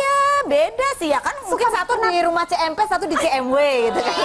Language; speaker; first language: Indonesian; native; Indonesian